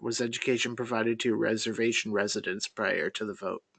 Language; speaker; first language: English; native; English